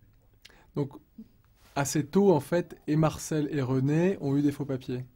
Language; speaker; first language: French; native; French